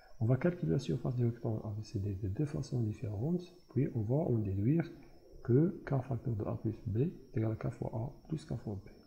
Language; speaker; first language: French; non-native, local second language; Arabic